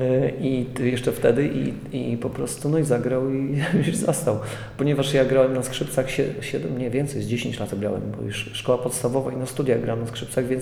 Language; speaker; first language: Polish; native; Polish